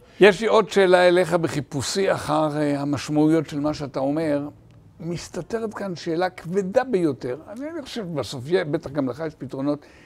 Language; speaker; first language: Hebrew; native; Hebrew